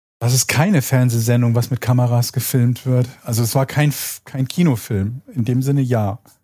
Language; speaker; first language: German; native; German